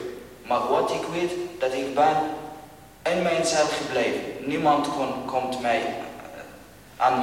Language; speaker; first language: Dutch; non-native, learner; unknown